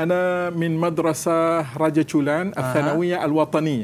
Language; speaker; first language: Arabic; non-native, fluent; Malay